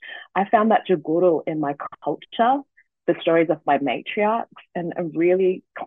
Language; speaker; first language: English; native; English